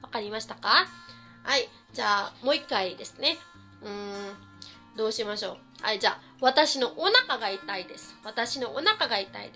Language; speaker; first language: Japanese; non-native, fluent; Filipino